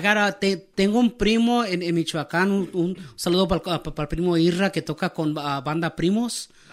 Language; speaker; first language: Spanish; early bilingual, heritage; Spanish